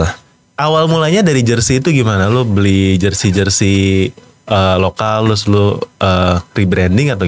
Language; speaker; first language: Indonesian; native; Indonesian